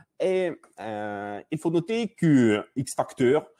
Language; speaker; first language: French; non-native, learner; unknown